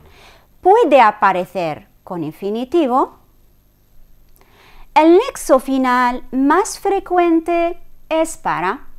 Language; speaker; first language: Spanish; non-native, fluent; Arabic